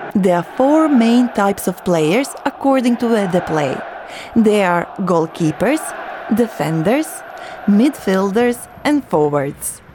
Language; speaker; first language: English; non-native, fluent; Croatian